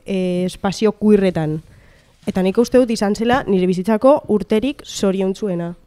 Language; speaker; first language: Basque; native; Basque